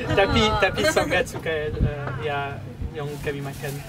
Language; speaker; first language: Indonesian; non-native, learner; French